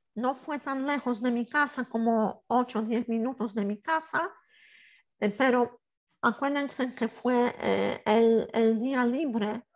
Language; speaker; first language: Spanish; non-native, fluent; Polish